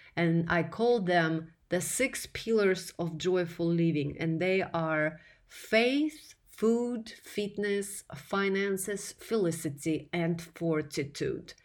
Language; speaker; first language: English; non-native, fluent; Russian